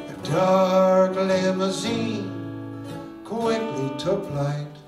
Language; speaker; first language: English; native; English